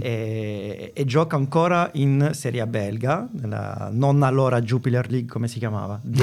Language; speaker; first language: Italian; non-native, fluent; French